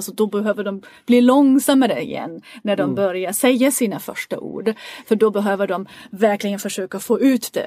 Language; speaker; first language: Swedish; non-native, fluent; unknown